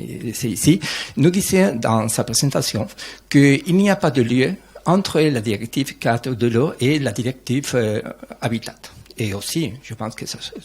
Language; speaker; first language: French; non-native, learner; Spanish